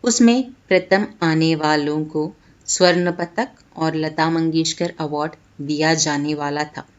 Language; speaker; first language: Hindi; non-native, local second language; Malayalam